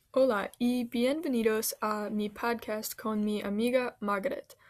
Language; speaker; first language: Spanish; non-native, learner; English